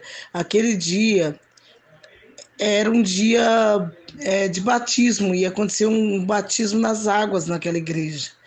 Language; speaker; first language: Portuguese; native; Portuguese